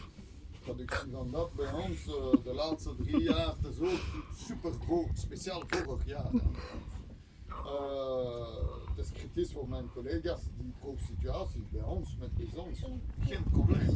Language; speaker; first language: Dutch; non-native, learner; French